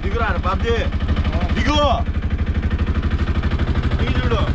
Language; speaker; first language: Telugu; native; Telugu